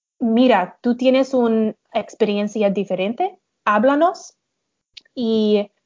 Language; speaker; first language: Spanish; non-native, learner; English